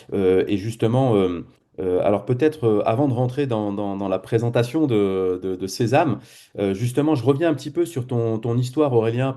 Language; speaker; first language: French; native; French